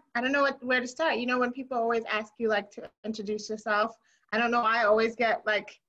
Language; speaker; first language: English; non-native, local second language; Shona